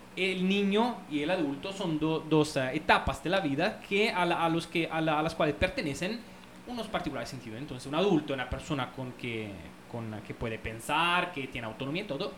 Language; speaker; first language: Spanish; non-native, fluent; Italian